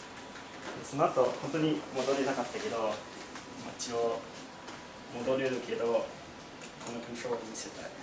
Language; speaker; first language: Japanese; non-native, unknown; English